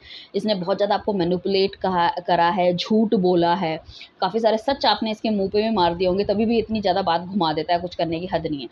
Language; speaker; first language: Hindi; native; Hindi